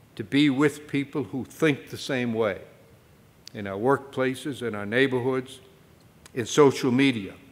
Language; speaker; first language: English; native; English